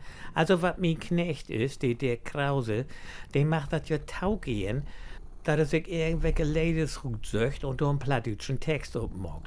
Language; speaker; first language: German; native; German